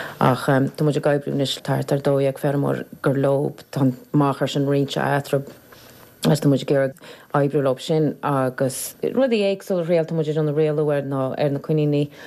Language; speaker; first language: Irish; native; Irish